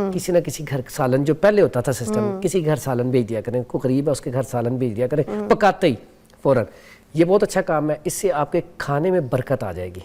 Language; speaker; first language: Urdu; non-native, local second language; Punjabi